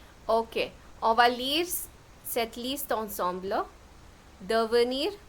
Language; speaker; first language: French; non-native, fluent; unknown